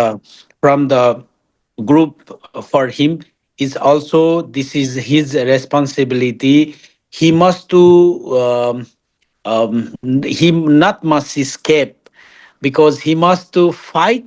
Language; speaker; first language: English; non-native, learner; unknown